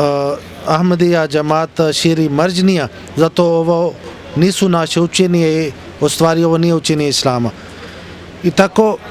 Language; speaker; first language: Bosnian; non-native, learner; Urdu